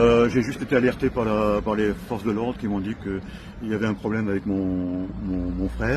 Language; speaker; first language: French; native; French